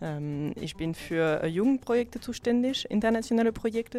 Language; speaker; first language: German; non-native, fluent; French